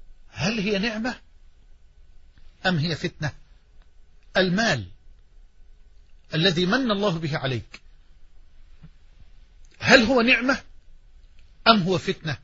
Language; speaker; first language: Arabic; native; Arabic